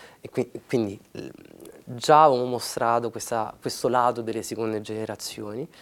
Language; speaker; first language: Italian; early bilingual, other home language; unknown